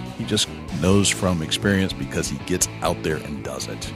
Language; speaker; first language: English; native; English